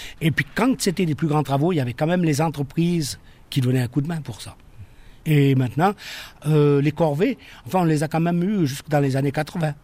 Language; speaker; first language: French; native; French